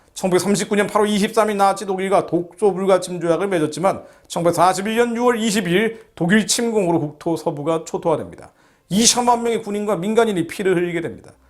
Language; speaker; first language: Korean; native; Korean